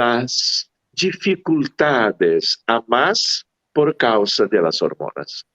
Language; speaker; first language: Spanish; non-native, fluent; Portuguese